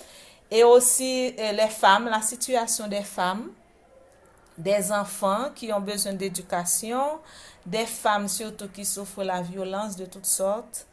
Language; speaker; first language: French; non-native, local second language; Haitian Creole